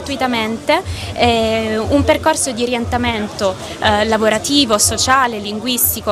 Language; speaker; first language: Italian; native; Italian